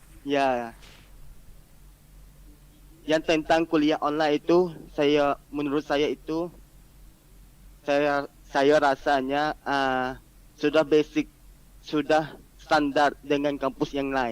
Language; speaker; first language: Indonesian; non-native, learner; Malay